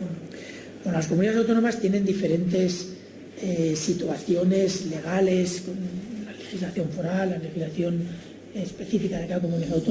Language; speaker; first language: Spanish; native; Spanish